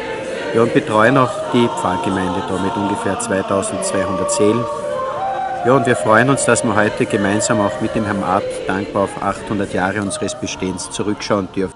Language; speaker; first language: German; native; German